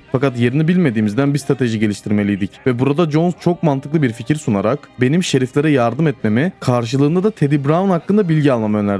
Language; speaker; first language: Turkish; native; Turkish